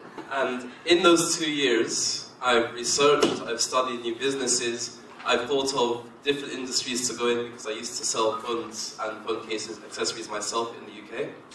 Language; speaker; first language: English; native; English